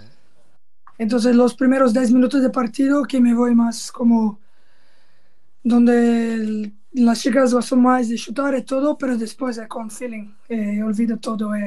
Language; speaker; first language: Spanish; non-native, learner; Portuguese